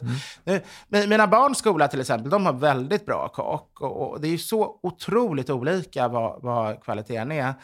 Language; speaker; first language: Swedish; native; Swedish